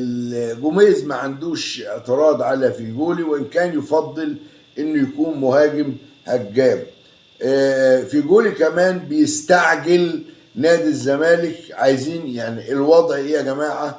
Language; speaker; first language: Arabic; native; Arabic